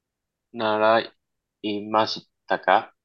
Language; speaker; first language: Japanese; non-native, learner; Chinese